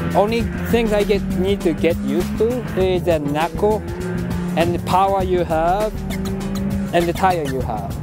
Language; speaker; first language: English; non-native, fluent; Japanese